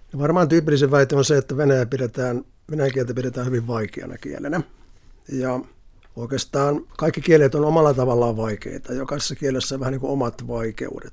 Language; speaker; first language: Finnish; native; Finnish